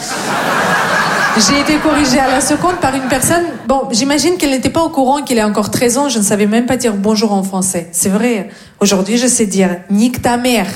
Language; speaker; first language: French; non-native, fluent; Russian